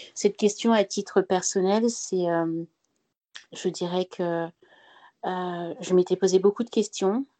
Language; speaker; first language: French; native; French